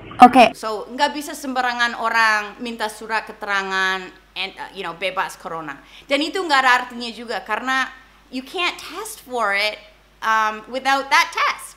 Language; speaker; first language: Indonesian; non-native, fluent; English